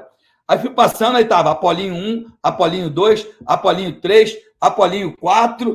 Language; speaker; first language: Portuguese; native; Portuguese